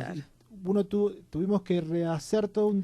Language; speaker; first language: Spanish; native; Spanish